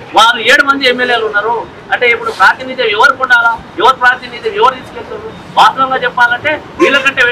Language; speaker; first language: Telugu; non-native, local second language; Lambadi